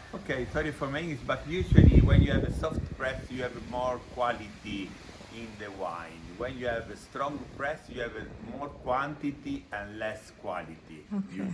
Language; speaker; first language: English; non-native, learner; Italian